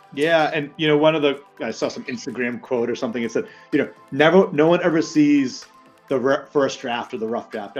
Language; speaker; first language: English; native; English